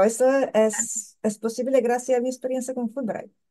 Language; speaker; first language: Spanish; non-native, learner; English